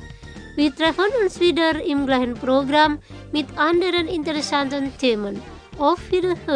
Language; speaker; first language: German; non-native, fluent; Indonesian